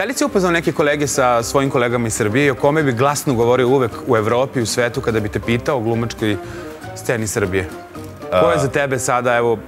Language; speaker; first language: Serbian; native; Serbian